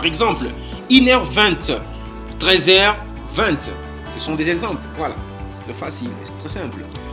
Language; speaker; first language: French; non-native, fluent; Spanish